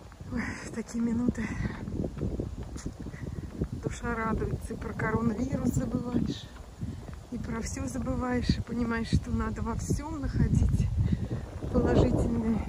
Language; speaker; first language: Russian; native; Russian